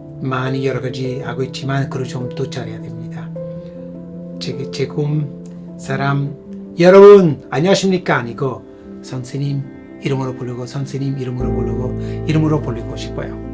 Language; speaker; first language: Korean; non-native, fluent; Italian